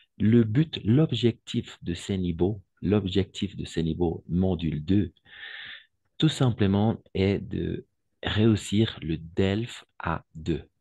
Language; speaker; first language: French; non-native, fluent; Spanish